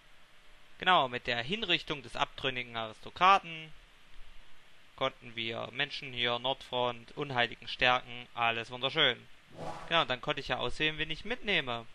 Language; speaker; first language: German; native; German